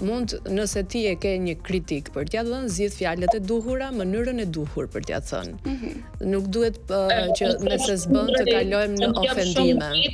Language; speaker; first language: Albanian; native; Albanian